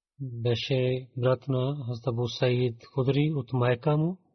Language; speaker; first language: Bulgarian; non-native, learner; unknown